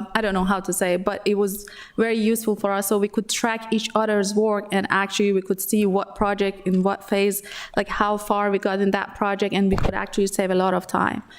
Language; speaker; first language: English; non-native, fluent; Persian